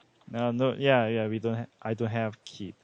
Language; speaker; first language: English; non-native, learner; Korean